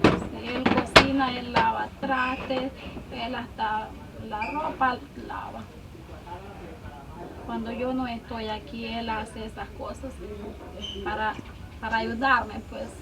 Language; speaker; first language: Spanish; non-native, local second language; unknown